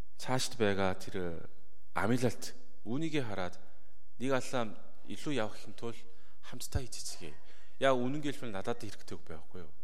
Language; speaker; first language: Mongolian; non-native, fluent; Korean